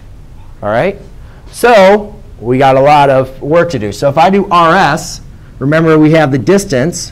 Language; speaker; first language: English; native; English